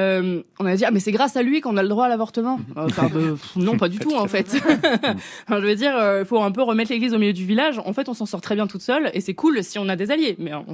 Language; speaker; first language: French; native; French